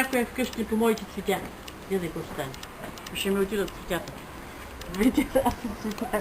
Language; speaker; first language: Bulgarian; native; Bulgarian